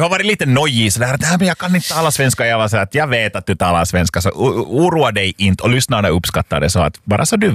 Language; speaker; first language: Swedish; native; Swedish